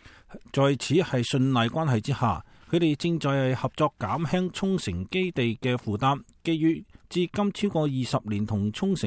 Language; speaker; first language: Chinese; native; Chinese